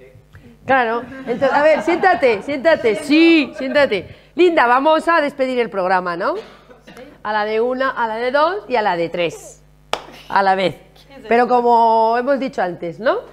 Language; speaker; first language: Spanish; native; Spanish